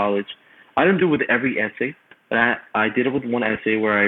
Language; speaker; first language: English; non-native, fluent; Spanish